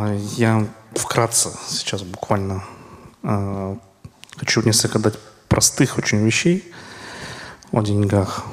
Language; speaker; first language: Russian; native; Russian